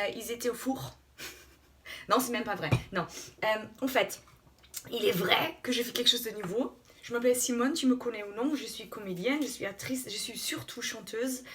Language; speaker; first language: French; non-native, fluent; German